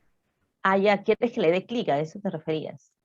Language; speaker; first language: Spanish; native; Spanish